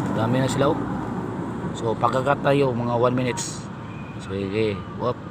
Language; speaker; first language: Filipino; non-native, local second language; Cebuano